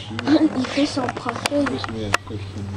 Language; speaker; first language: French; early bilingual, other home language; Polish